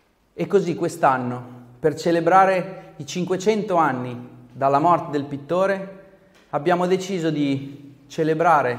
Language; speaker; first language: Italian; native; Italian